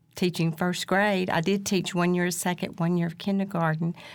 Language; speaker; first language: English; native; English